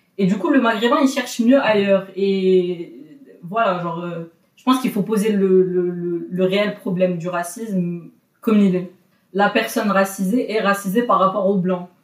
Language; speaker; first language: French; non-native, local second language; Arabic